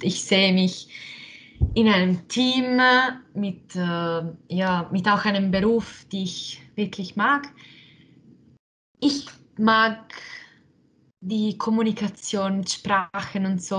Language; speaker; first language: German; non-native, local second language; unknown